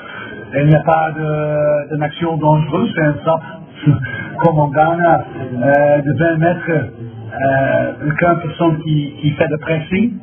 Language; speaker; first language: French; non-native, fluent; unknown